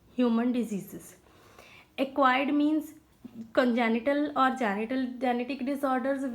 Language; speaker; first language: English; non-native, local second language; Punjabi